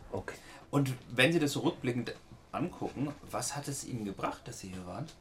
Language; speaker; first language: German; native; German